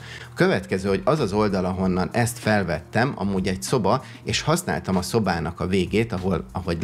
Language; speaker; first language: Hungarian; native; Hungarian